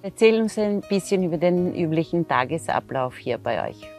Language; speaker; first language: German; native; German